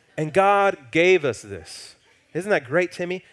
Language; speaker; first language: English; native; English